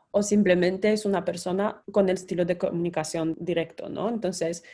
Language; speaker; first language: Spanish; non-native, fluent; Polish